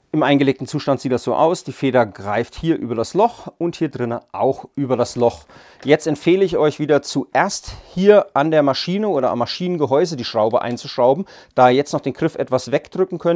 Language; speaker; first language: German; native; German